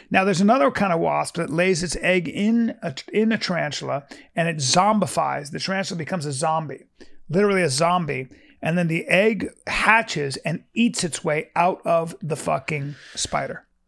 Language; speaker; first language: English; early bilingual, other home language; French